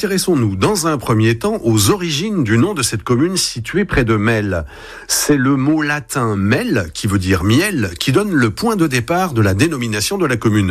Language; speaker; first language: French; native; French